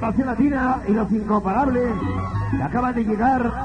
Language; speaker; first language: Spanish; native; Spanish